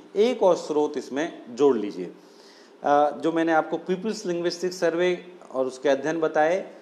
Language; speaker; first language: Hindi; non-native, local second language; Rajasthani